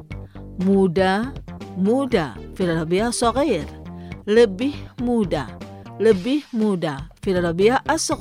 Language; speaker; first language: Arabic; non-native, fluent; Indonesian